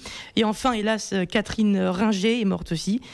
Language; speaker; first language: French; native; French